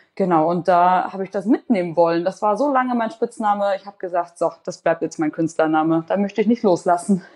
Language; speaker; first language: German; native; German